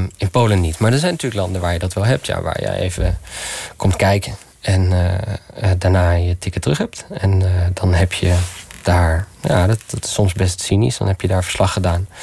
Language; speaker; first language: Dutch; early bilingual, other home language; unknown